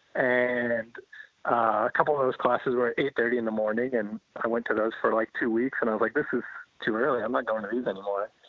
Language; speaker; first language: English; native; English